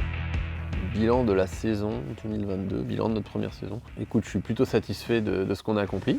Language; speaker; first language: French; native; French